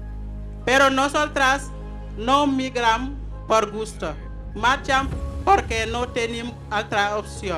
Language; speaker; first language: Spanish; non-native, fluent; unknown